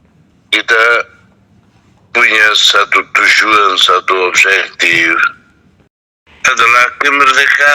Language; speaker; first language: Indonesian; non-native, fluent; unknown